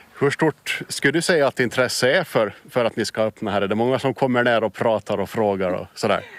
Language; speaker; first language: Swedish; native; Swedish